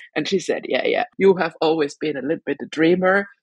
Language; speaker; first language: English; non-native, fluent; Luxembourgish